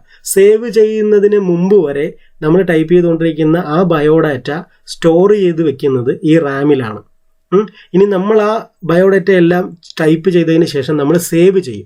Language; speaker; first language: Malayalam; native; Malayalam